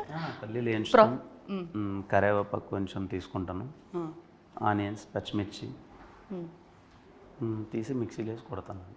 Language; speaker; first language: Telugu; native; Telugu